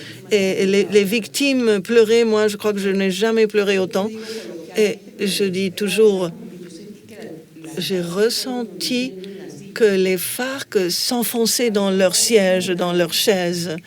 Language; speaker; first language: French; non-native, fluent; Spanish